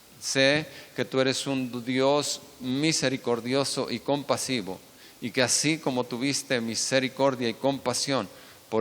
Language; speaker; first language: Spanish; native; Spanish